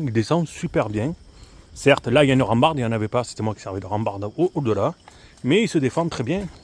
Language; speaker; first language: French; native; French